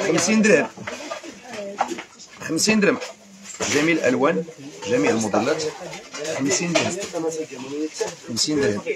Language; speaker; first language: Arabic; native; Arabic